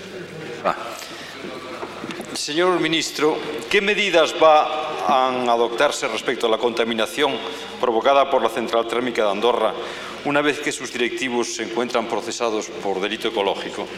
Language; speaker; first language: Spanish; native; Spanish